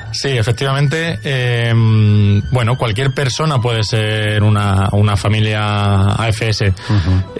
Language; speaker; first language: Spanish; native; Spanish